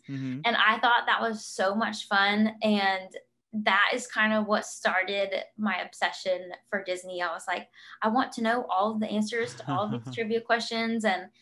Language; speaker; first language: English; native; English